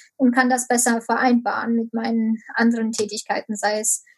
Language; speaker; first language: German; early bilingual, other home language; Romanian